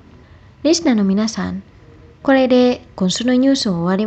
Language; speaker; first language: Japanese; non-native, fluent; Indonesian